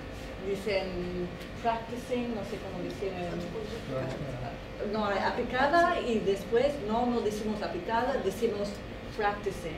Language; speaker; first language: Spanish; non-native, fluent; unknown